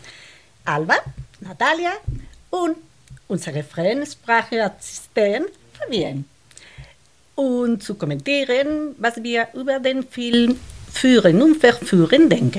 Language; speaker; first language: German; non-native, learner; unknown